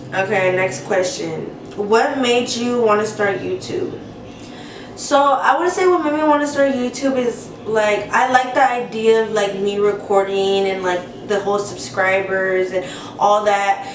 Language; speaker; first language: English; native; English